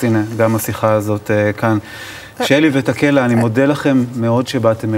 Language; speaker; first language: Hebrew; native; Hebrew